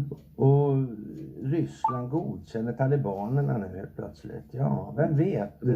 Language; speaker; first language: Swedish; native; Swedish